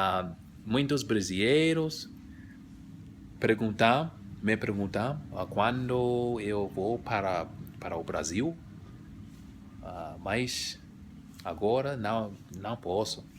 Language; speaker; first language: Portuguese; non-native, learner; English